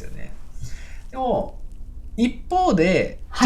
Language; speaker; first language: Japanese; native; Japanese